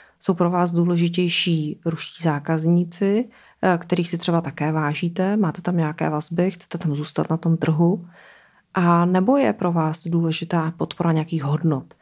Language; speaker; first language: Czech; native; Czech